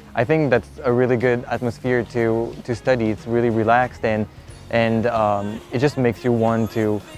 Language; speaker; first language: English; non-native, fluent; French